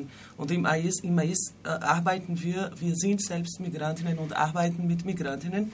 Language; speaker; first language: German; non-native, fluent; Portuguese